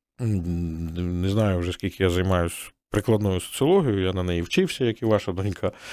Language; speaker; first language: Ukrainian; native; Ukrainian